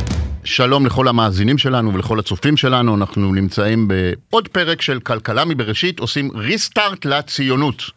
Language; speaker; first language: Hebrew; native; Hebrew